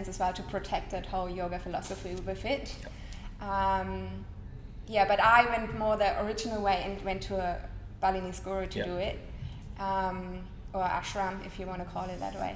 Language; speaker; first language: English; non-native, fluent; German